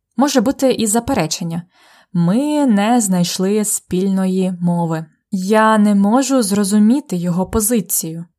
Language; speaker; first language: Ukrainian; native; Ukrainian